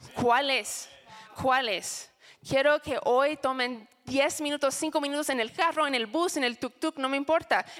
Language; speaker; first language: Spanish; non-native, fluent; English